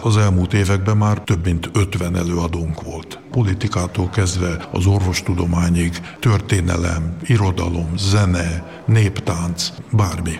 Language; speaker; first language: Hungarian; early bilingual, heritage; Hungarian